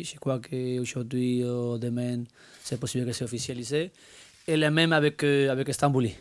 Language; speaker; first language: French; non-native, learner; Spanish